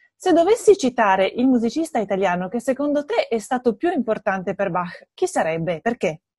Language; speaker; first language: Italian; native; Italian